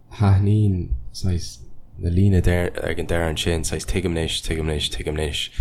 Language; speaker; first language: Irish; non-native, local second language; English